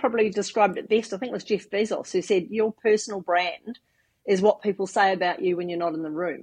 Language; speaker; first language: English; native; English